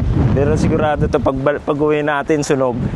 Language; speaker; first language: Filipino; native; Filipino